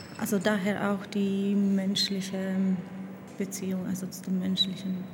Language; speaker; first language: German; non-native, fluent; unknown